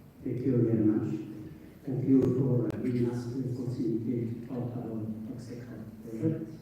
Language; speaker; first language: English; non-native, fluent; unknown